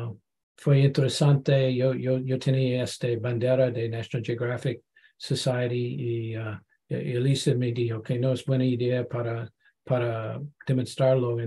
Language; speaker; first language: Spanish; non-native, learner; English